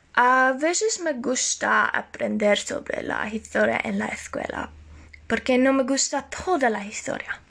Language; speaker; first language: Spanish; non-native, learner; Norwegian